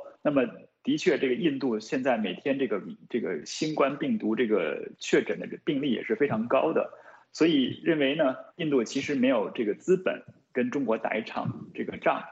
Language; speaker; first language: Chinese; native; Chinese